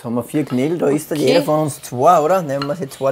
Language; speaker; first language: German; native; German